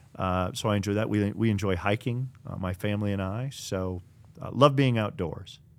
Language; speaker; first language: English; native; English